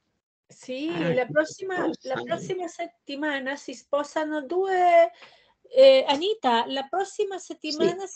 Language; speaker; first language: Italian; non-native, learner; Spanish